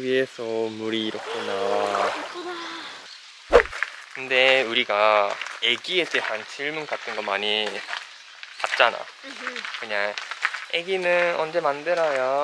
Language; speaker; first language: Korean; non-native, fluent; Japanese